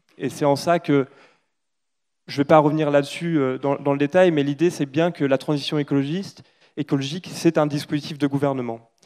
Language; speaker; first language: French; native; French